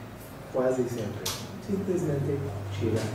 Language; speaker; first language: Portuguese; non-native, fluent; English